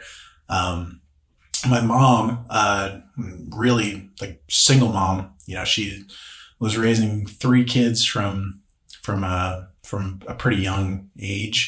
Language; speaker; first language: English; native; English